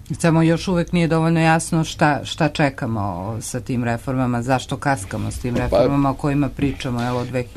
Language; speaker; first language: Serbian; native; Serbian